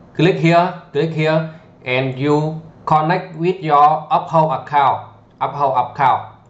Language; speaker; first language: English; non-native, learner; Vietnamese